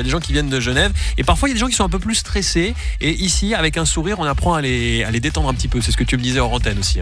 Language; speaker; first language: French; native; French